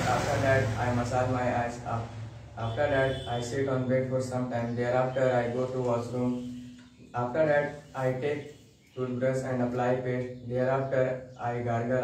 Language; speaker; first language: English; non-native, learner; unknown